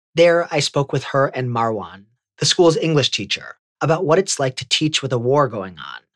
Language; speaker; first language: English; native; English